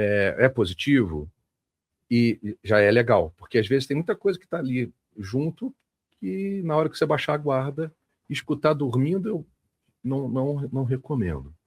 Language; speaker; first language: Portuguese; native; Portuguese